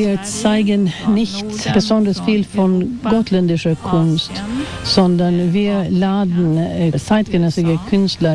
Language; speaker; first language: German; non-native, fluent; Swedish